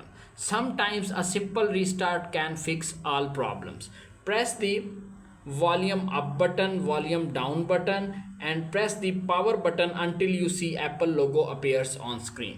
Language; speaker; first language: English; non-native, local second language; Urdu